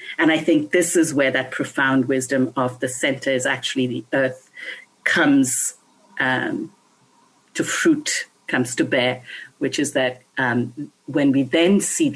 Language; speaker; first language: English; non-native, local second language; Bangla